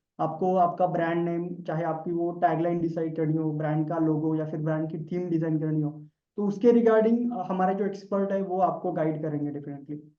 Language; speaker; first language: Hindi; non-native, local second language; Marathi